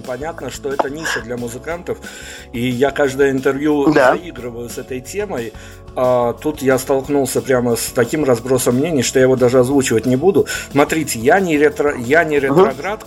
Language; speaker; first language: Russian; native; Russian